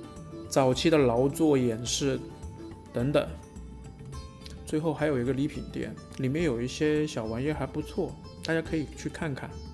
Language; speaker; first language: Chinese; native; Chinese